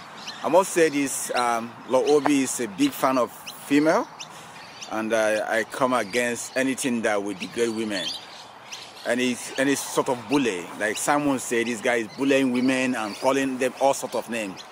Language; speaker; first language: English; non-native, local second language; Igbo